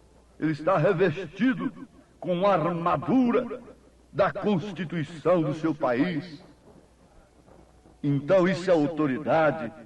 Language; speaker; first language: Portuguese; native; Portuguese